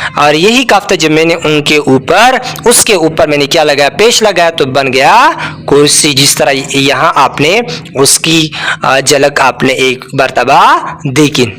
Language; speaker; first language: Urdu; non-native, local second language; Pashto